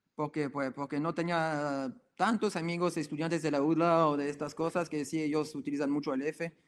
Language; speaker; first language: Spanish; non-native, fluent; French